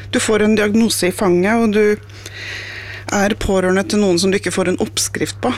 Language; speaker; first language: Norwegian; native; Norwegian